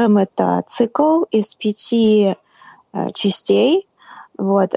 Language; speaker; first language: Russian; non-native, local second language; Tatar